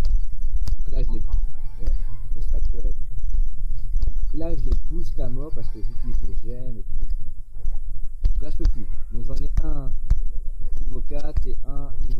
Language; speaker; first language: French; native; French